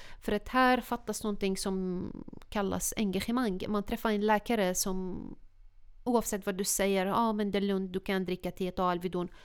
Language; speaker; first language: Swedish; non-native, fluent; Arabic